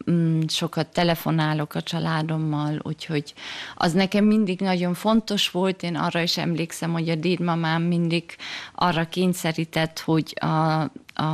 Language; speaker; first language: Hungarian; early bilingual, heritage; German